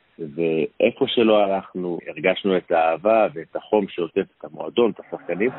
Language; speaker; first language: Hebrew; native; Hebrew